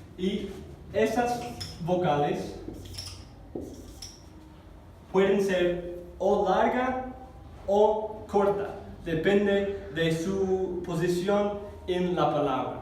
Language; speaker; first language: Spanish; non-native, fluent; English